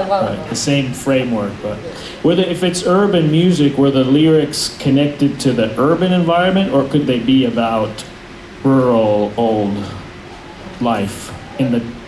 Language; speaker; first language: English; non-native, fluent; Finnish